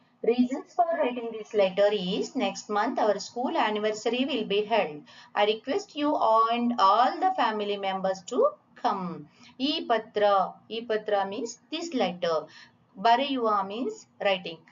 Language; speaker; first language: English; non-native, local second language; Kannada